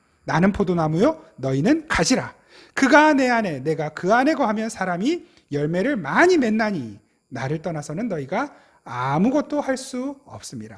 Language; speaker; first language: Korean; native; Korean